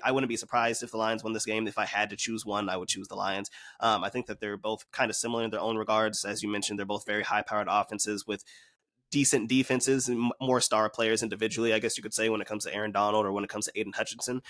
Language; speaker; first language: English; native; English